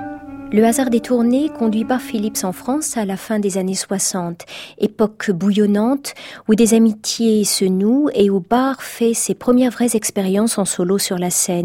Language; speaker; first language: French; native; French